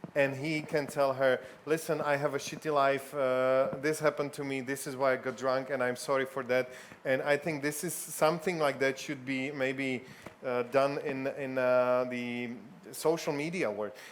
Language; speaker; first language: English; non-native, fluent; Slovak